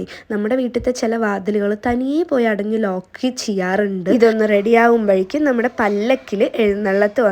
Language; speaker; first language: Malayalam; native; Malayalam